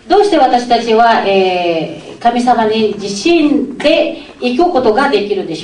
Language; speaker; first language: Japanese; non-native, fluent; Filipino